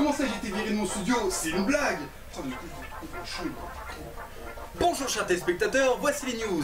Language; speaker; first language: French; native; French